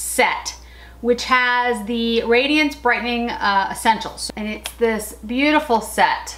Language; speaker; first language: English; native; English